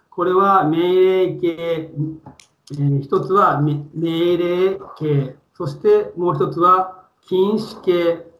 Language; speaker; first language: Japanese; non-native, fluent; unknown